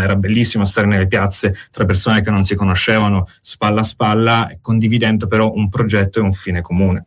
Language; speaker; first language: Italian; native; Italian